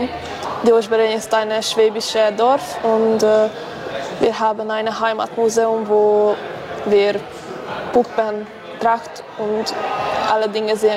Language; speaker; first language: German; non-native, local second language; Hungarian